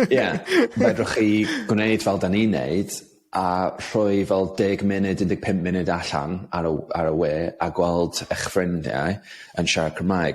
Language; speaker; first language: Welsh; non-native, fluent; English